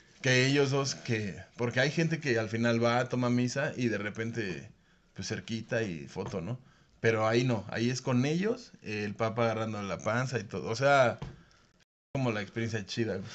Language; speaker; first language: Spanish; native; Spanish